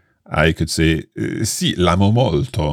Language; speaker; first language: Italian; non-native, fluent; English